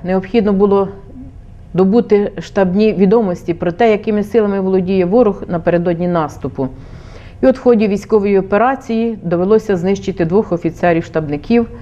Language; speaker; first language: Ukrainian; native; Ukrainian